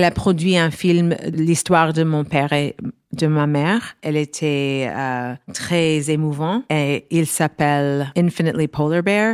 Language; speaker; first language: French; non-native, learner; English